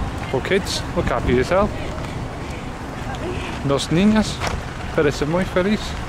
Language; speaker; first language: Spanish; non-native, learner; English